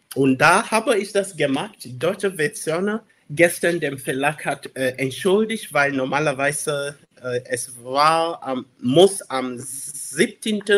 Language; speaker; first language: German; non-native, learner; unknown